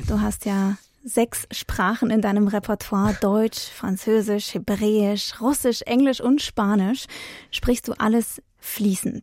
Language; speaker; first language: German; native; German